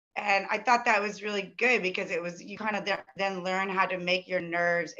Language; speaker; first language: English; native; English